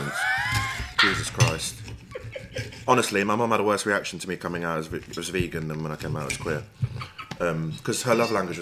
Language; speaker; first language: English; native; English